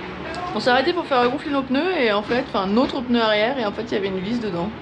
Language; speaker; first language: French; native; French